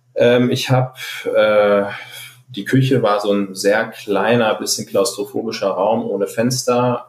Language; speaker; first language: German; non-native, fluent; Arabic